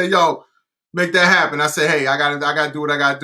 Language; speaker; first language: English; native; English